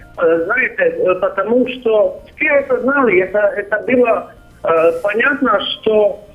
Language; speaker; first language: Russian; non-native, learner; Serbian